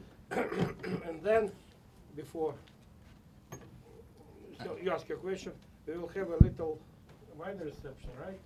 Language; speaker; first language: English; non-native, fluent; Russian